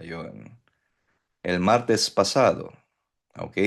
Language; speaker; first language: Spanish; non-native, fluent; Filipino